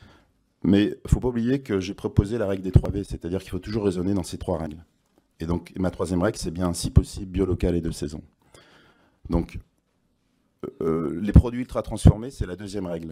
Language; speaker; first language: French; native; French